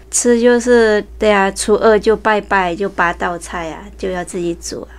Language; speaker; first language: Chinese; early bilingual, heritage; Chinese